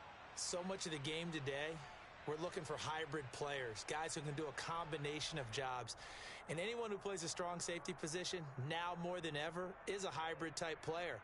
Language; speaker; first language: English; native; English